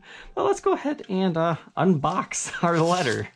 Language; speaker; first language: English; native; English